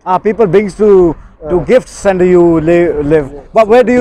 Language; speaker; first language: English; non-native, local second language; Urdu